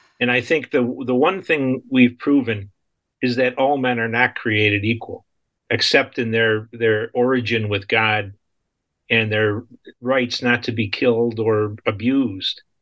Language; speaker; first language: English; native; English